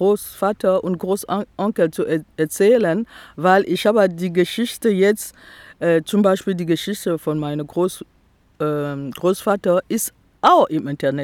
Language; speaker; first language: German; non-native, fluent; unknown